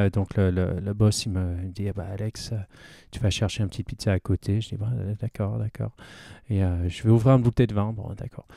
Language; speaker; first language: French; non-native, fluent; English